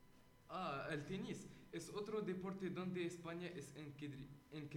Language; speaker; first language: Spanish; non-native, learner; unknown